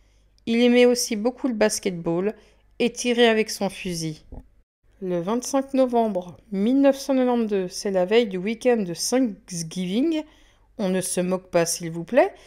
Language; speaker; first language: French; native; French